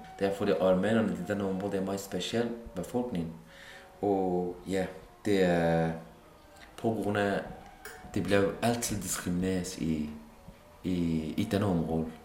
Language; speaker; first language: Danish; non-native, fluent; Kurdish